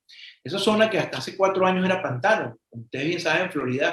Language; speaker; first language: Spanish; native; Spanish